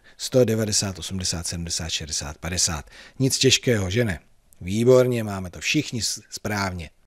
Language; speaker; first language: Czech; native; Czech